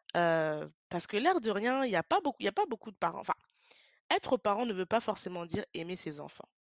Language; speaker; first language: French; native; French